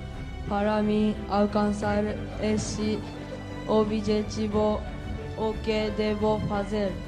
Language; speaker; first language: Portuguese; non-native, learner; Japanese